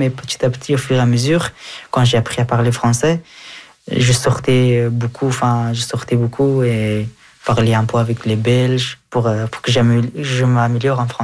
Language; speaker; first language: French; early bilingual, other home language; Persian